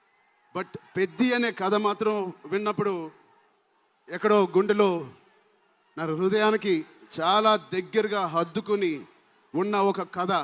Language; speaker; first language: Telugu; native; Telugu